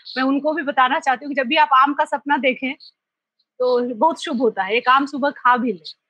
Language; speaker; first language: Hindi; native; Hindi